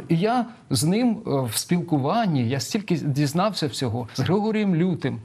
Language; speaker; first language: Ukrainian; non-native, local second language; Russian